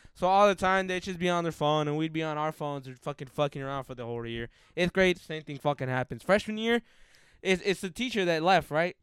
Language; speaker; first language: English; early bilingual, other home language; Spanish